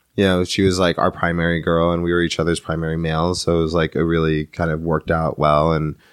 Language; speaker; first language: English; native; English